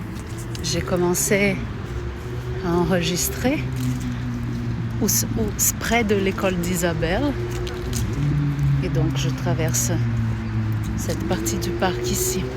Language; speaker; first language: French; non-native, fluent; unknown